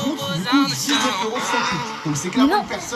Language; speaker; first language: French; native; French